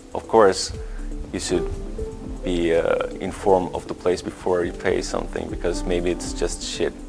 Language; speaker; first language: English; non-native, fluent; Swedish